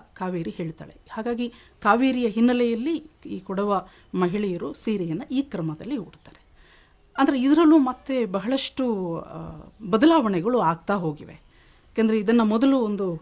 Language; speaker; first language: Kannada; non-native, local second language; Kodava